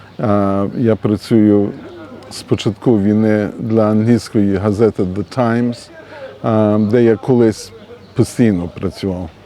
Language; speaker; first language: Ukrainian; early bilingual, heritage; Ukrainian